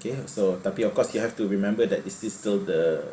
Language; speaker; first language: English; non-native, local second language; Malay